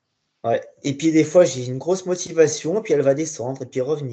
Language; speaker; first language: French; native; French